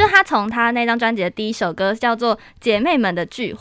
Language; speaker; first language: Chinese; native; Chinese